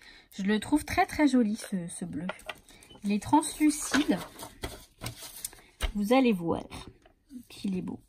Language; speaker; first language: French; native; French